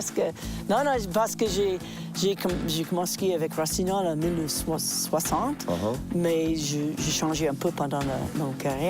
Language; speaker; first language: French; non-native, local second language; English